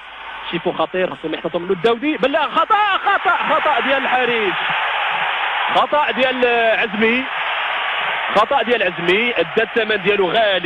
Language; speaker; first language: Arabic; native; Arabic